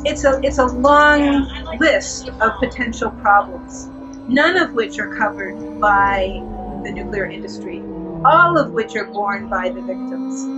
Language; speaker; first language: English; native; English